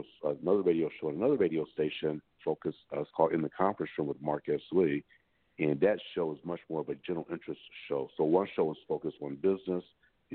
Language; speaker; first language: English; native; English